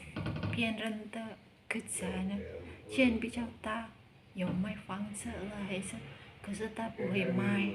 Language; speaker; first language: Chinese; non-native, learner; Indonesian